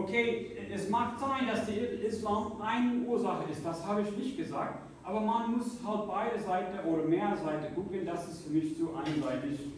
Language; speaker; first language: German; non-native, fluent; English